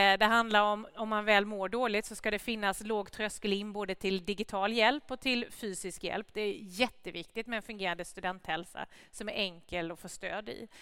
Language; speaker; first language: Swedish; native; Swedish